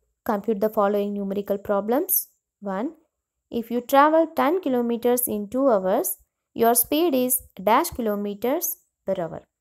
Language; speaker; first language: English; non-native, local second language; Tamil